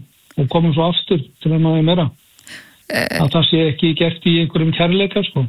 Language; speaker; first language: Icelandic; native; Icelandic